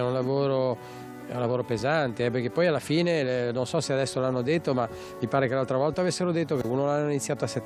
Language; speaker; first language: Italian; native; Italian